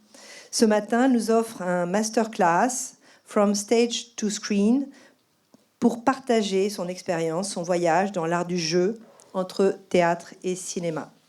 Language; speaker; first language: French; native; French